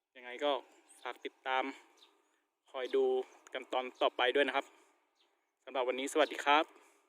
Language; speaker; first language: Thai; native; Thai